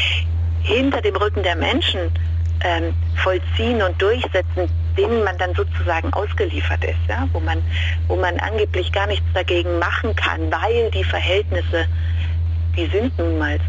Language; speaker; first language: German; native; German